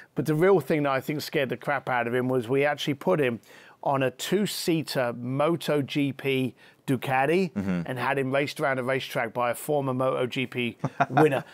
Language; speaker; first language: English; native; English